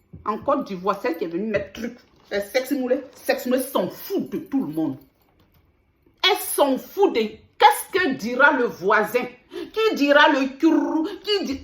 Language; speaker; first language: French; native; French